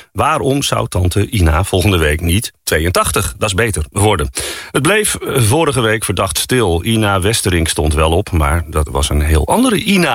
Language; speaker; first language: Dutch; native; Dutch